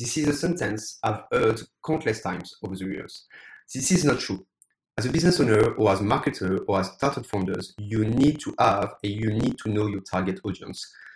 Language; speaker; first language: English; non-native, fluent; French